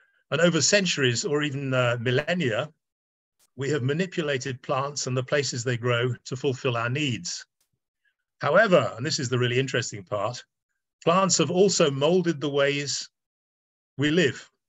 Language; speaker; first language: English; native; English